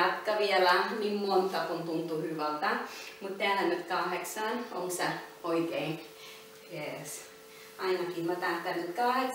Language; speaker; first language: Finnish; non-native, learner; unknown